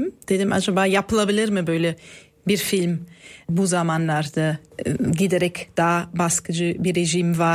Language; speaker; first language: Turkish; non-native, fluent; German